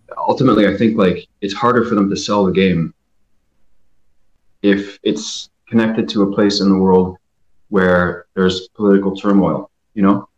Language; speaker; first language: English; early bilingual, other home language; Persian